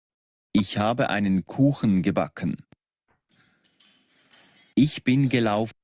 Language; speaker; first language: German; non-native, learner; Spanish